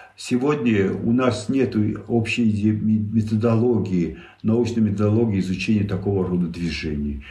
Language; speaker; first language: Russian; non-native, local second language; Tajik